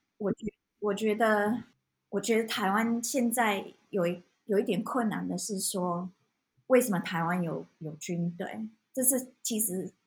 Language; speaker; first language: Chinese; non-native, fluent; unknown